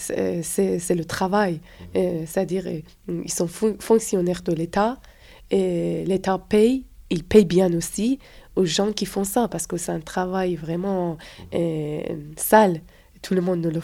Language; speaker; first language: French; non-native, fluent; Persian